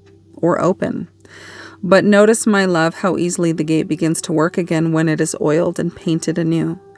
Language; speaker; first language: English; native; English